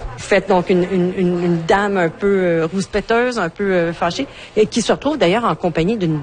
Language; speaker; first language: French; native; French